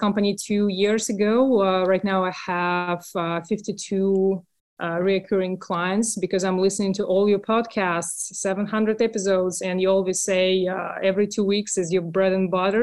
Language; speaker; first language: English; non-native, fluent; Russian